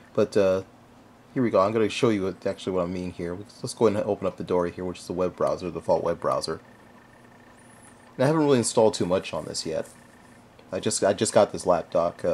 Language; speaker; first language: English; native; English